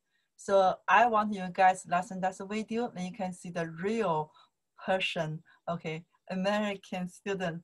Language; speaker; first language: English; non-native, learner; Chinese